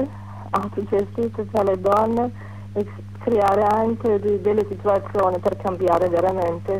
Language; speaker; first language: Italian; non-native, fluent; German